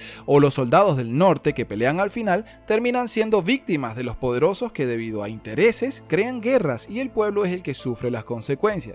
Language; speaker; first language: Spanish; native; Spanish